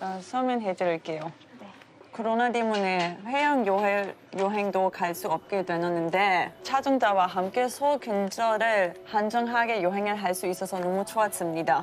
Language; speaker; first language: Korean; non-native, learner; German